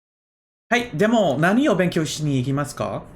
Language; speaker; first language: Japanese; non-native, learner; English